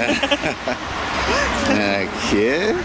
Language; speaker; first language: German; non-native, fluent; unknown